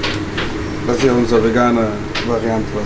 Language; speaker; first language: German; non-native, learner; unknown